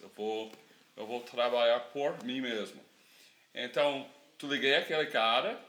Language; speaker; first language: Portuguese; non-native, learner; English